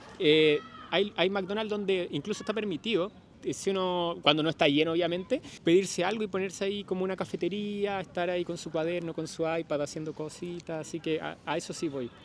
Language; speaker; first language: Spanish; native; Spanish